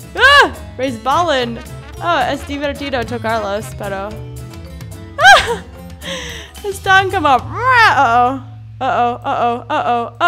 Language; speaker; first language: Spanish; non-native, learner; English